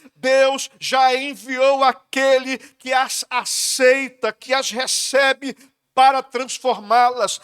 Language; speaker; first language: Portuguese; native; Portuguese